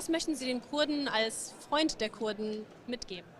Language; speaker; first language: German; non-native, fluent; Kurdish